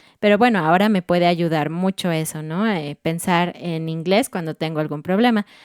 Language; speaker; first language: Spanish; native; Spanish